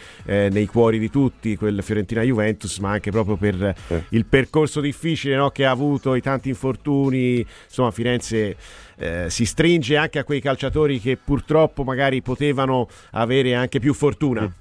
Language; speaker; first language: Italian; native; Italian